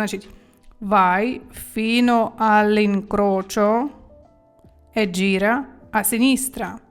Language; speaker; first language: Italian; non-native, fluent; Ukrainian